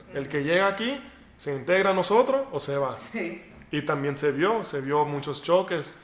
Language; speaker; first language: Spanish; early bilingual, heritage; Spanish